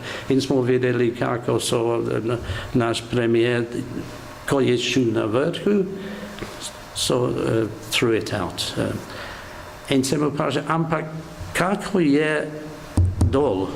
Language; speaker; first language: Slovenian; non-native, learner; English